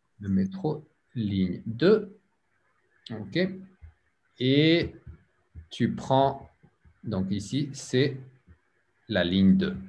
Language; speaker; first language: French; non-native, learner; English